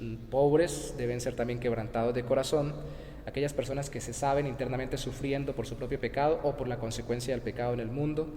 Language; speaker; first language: Spanish; native; Spanish